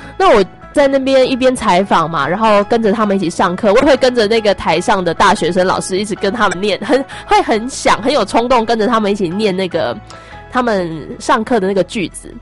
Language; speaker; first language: Chinese; native; Chinese